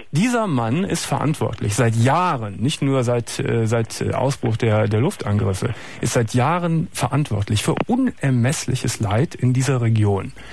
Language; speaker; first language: German; native; German